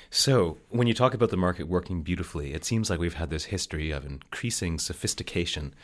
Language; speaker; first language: English; native; English